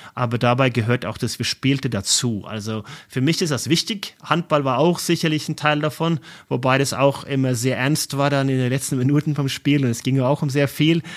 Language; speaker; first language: German; non-native, fluent; Norwegian